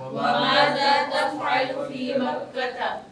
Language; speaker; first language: Arabic; non-native, learner; Urdu